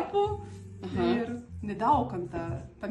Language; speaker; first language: Lithuanian; non-native, learner; Russian